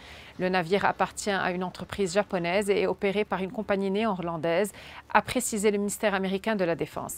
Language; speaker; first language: French; non-native, local second language; Arabic